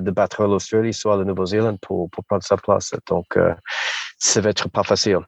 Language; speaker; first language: French; non-native, learner; English